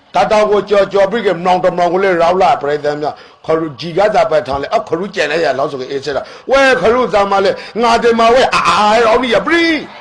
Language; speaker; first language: Burmese; native; Burmese